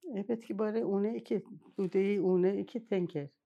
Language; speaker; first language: Norwegian; non-native, learner; Persian